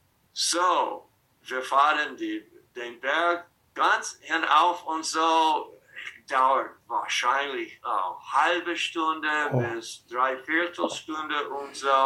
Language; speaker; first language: German; non-native, fluent; English